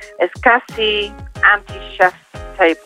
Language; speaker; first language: Spanish; non-native, learner; English